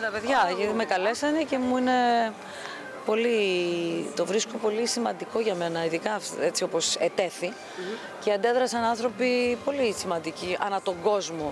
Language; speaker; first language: Greek; native; Greek